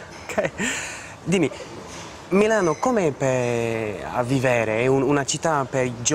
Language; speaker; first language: Italian; non-native, learner; English